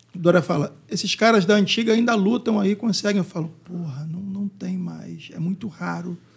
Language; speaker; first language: Portuguese; native; Portuguese